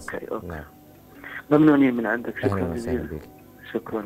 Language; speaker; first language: Arabic; native; Arabic